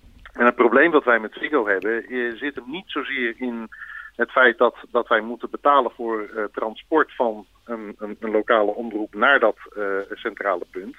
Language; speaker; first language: Dutch; native; Dutch